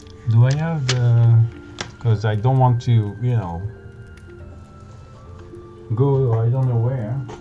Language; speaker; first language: English; non-native, fluent; French